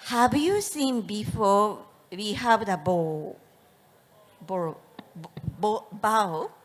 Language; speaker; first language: English; non-native, learner; Japanese